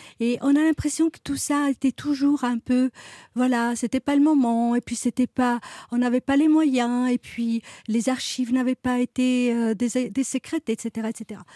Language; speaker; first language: French; non-native, fluent; Italian